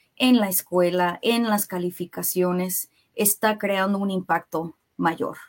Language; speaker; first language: Spanish; native; Spanish